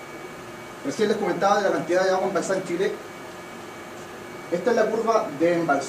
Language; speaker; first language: Spanish; native; Spanish